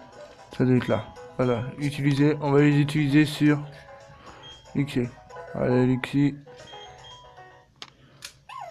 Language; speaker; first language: French; native; French